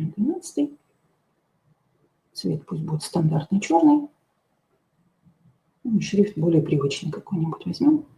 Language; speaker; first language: Russian; native; Russian